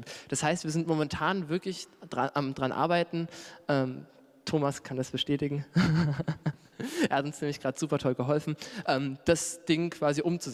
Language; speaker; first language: German; native; German